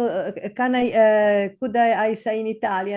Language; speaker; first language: English; non-native, learner; Italian